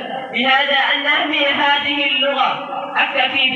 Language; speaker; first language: Arabic; non-native, learner; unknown